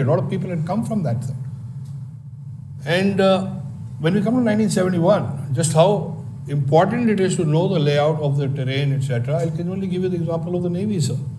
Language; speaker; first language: English; non-native, local second language; Hindi